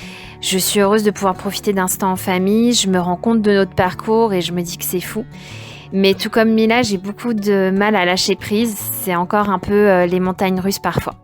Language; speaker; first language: French; native; French